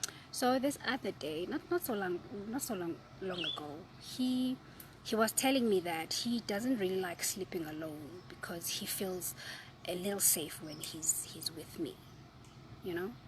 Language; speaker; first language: English; non-native, local second language; Zulu